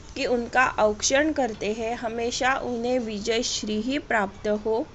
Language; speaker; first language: Hindi; non-native, local second language; Marathi